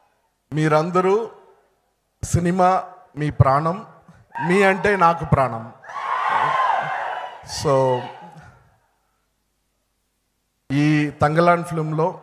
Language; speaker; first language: Telugu; non-native, learner; Tamil